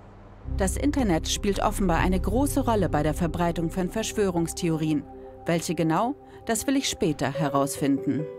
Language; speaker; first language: German; native; German